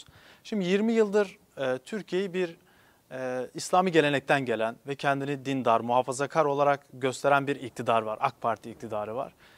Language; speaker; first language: Turkish; non-native, local second language; Kurdish